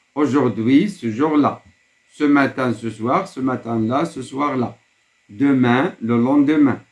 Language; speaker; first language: French; non-native, local second language; Arabic